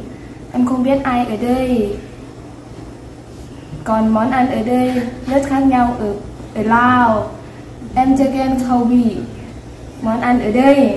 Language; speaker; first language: Vietnamese; non-native, learner; Lao